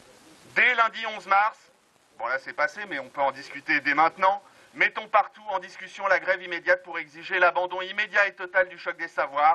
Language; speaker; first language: French; native; French